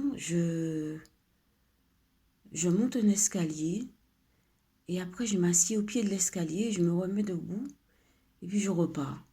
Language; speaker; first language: French; native; French